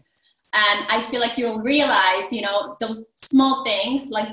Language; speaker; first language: English; non-native, fluent; Polish